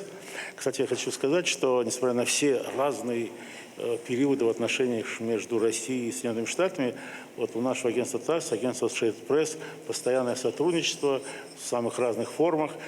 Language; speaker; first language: Russian; native; Russian